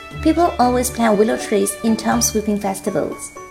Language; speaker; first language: English; non-native, fluent; Chinese